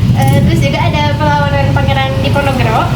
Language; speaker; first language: Indonesian; native; Indonesian